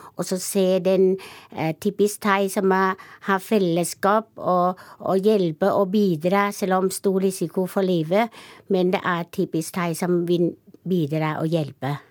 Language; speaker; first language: Norwegian; non-native, learner; Thai